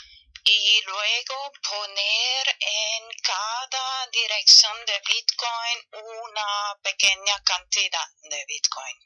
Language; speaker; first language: Spanish; non-native, fluent; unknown